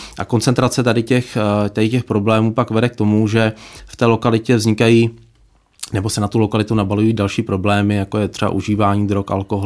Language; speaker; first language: Czech; native; Czech